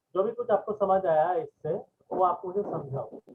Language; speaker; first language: Hindi; non-native, local second language; Bangla